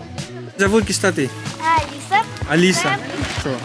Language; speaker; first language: Russian; non-native, learner; Malay